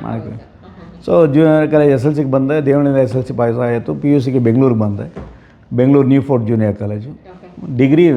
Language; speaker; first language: Kannada; native; Kannada